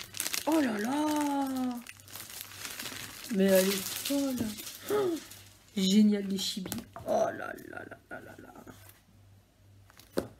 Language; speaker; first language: French; native; French